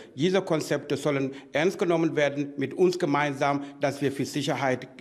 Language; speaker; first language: German; non-native, fluent; Wolof